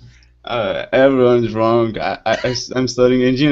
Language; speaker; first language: English; non-native, learner; Portuguese